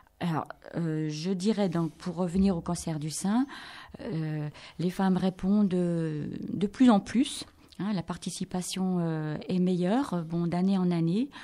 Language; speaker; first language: French; native; French